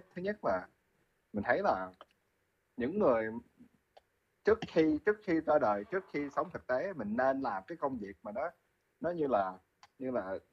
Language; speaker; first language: Vietnamese; early bilingual, heritage; Vietnamese